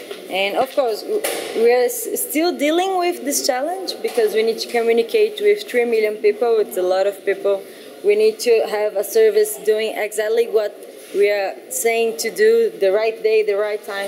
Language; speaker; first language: English; non-native, fluent; Portuguese